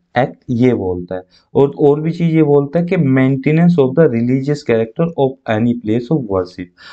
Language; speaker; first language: Hindi; native; Hindi